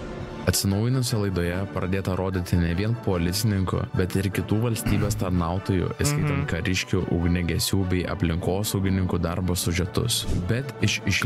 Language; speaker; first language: Lithuanian; native; Lithuanian